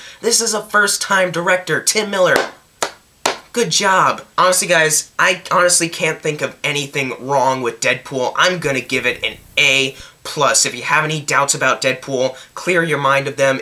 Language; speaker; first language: English; native; English